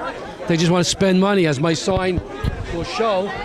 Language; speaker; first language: English; native; English